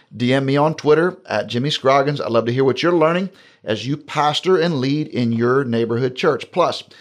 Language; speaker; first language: English; native; English